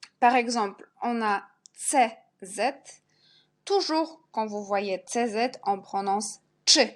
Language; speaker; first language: French; non-native, fluent; Polish